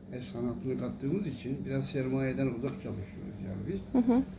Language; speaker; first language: Turkish; native; Turkish